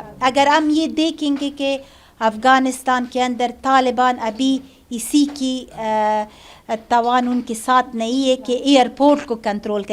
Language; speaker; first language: Hindi; non-native, learner; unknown